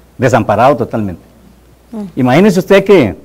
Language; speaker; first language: Spanish; native; Spanish